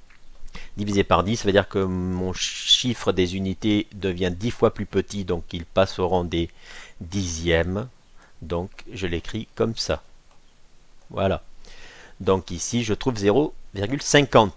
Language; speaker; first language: French; native; French